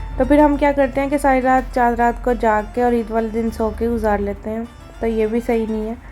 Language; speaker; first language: Urdu; native; Urdu